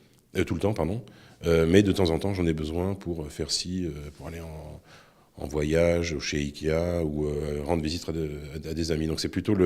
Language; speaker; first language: French; native; French